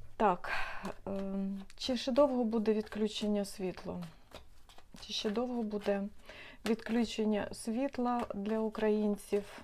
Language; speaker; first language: Ukrainian; non-native, local second language; Russian